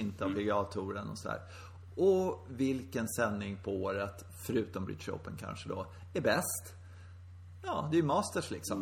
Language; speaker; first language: Swedish; native; Swedish